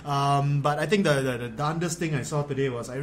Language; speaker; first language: English; native; English